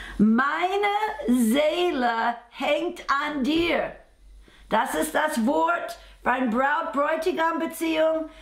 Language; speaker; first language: German; non-native, fluent; English